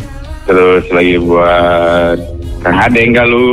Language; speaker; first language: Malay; non-native, local second language; Sundanese